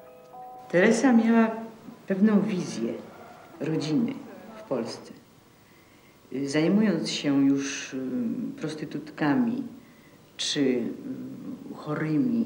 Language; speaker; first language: Polish; native; Polish